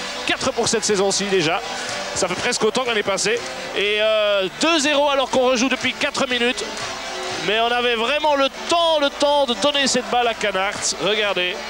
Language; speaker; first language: French; native; French